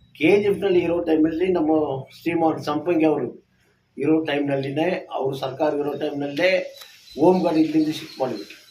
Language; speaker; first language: Kannada; non-native, local second language; Tamil